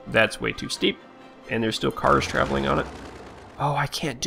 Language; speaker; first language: English; native; English